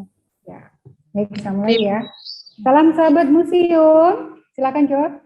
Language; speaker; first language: Indonesian; native; Indonesian